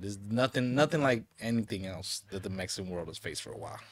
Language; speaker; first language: English; native; English